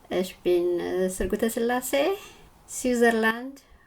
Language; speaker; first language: German; non-native, learner; Amharic